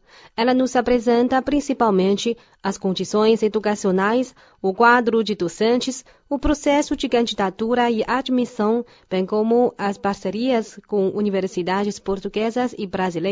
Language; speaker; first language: Portuguese; non-native, fluent; Chinese